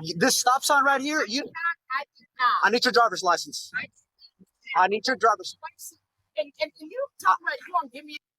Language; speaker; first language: English; native; English